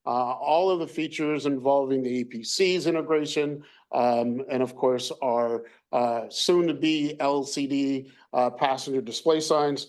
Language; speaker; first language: English; native; English